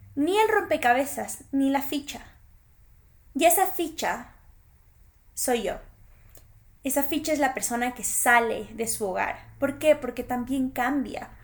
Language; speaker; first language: Spanish; native; Spanish